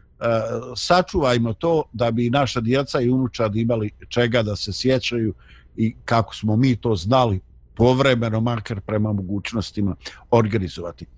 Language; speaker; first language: Bosnian; native; Bosnian